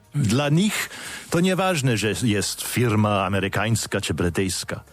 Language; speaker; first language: Polish; non-native, fluent; English